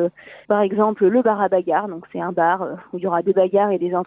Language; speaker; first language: French; native; French